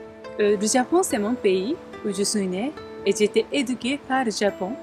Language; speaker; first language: French; non-native, learner; Japanese